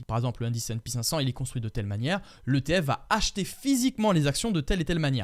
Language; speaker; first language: French; native; French